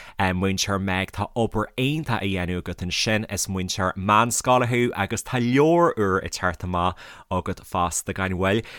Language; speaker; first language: Irish; native; Irish